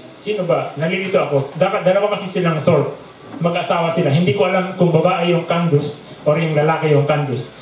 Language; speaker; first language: Filipino; non-native, local second language; Bikol